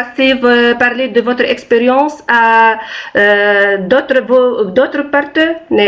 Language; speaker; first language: French; non-native, local second language; Arabic